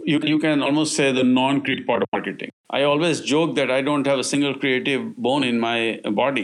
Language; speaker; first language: English; non-native, local second language; Hindi